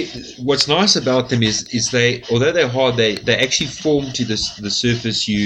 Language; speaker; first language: English; native; English